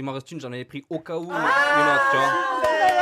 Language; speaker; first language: French; native; French